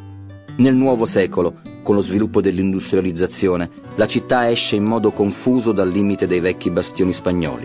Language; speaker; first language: Italian; native; Italian